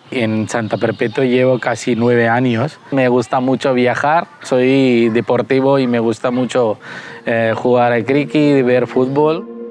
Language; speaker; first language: Spanish; non-native, fluent; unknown